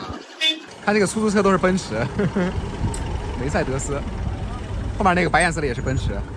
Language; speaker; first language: Chinese; native; Chinese